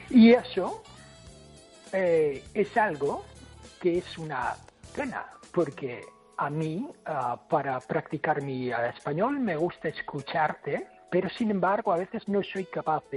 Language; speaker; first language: Spanish; non-native, fluent; English